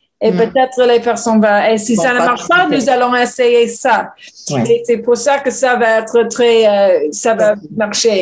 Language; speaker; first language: French; non-native, learner; English